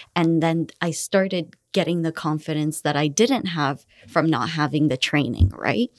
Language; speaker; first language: English; early bilingual, other home language; Arabic